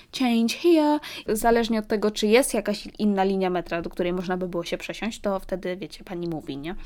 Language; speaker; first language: Polish; early bilingual, heritage; Polish